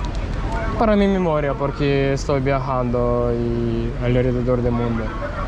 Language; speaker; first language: Spanish; non-native, learner; Russian